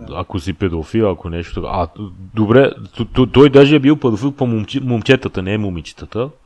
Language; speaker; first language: Bulgarian; non-native, fluent; Persian